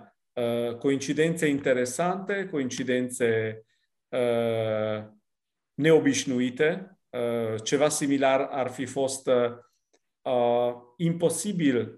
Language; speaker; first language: Romanian; non-native, fluent; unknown